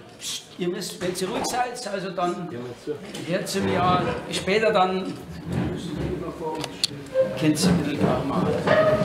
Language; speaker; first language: German; native; German